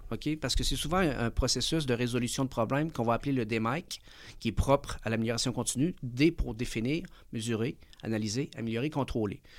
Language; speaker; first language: French; early bilingual, other home language; Spanish